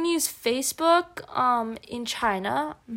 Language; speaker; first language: English; native; English